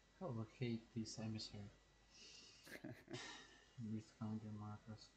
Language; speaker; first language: English; non-native, learner; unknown